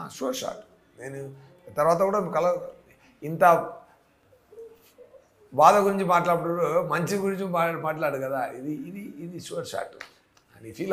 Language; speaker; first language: Telugu; non-native, learner; Tamil